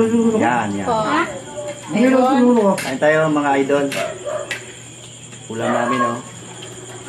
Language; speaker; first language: Filipino; native; Filipino